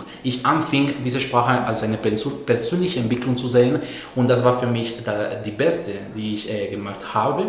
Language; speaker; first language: German; non-native, fluent; Spanish